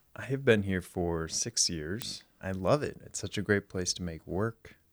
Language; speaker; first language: English; native; English